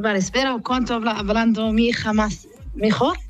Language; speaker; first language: Spanish; non-native, learner; Arabic